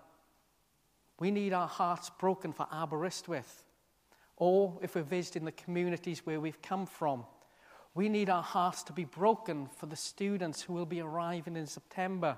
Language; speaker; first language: English; native; English